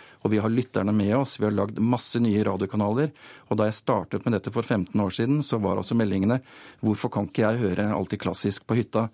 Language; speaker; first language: Norwegian; native; Norwegian